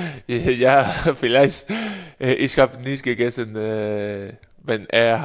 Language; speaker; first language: German; non-native, learner; Spanish